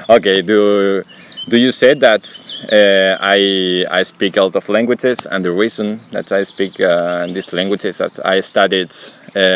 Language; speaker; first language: English; non-native, learner; Spanish